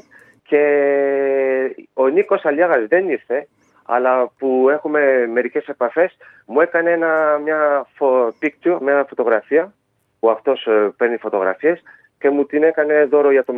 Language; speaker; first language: Greek; early bilingual, heritage; Greek